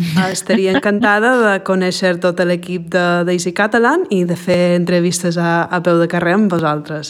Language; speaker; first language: Catalan; non-native, fluent; English